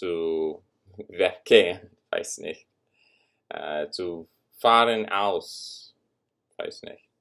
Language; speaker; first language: German; non-native, learner; English